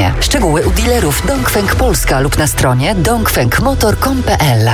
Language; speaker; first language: Polish; native; Polish